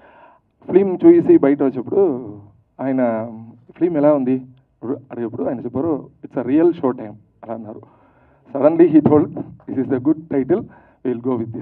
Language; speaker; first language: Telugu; early bilingual, heritage; Telugu